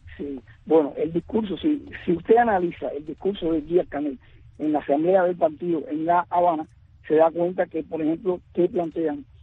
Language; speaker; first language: Spanish; native; Spanish